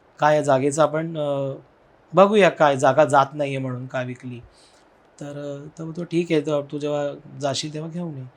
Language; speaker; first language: Marathi; non-native, local second language; Telugu